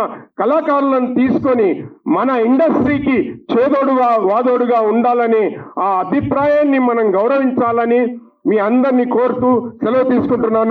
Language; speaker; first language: Telugu; native; Telugu